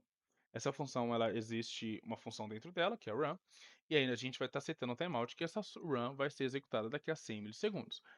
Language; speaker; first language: Portuguese; native; Portuguese